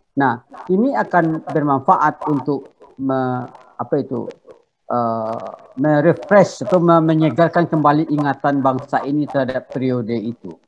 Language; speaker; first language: Indonesian; non-native, local second language; Minangkabau